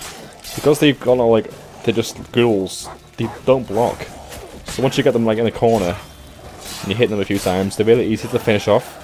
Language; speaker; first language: English; native; English